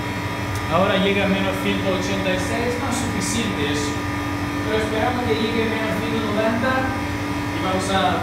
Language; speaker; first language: Spanish; non-native, learner; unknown